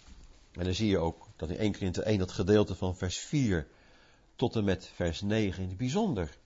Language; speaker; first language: Dutch; native; Dutch